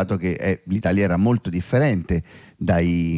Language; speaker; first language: Italian; native; Italian